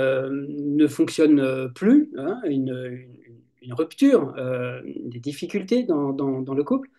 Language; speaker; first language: French; native; French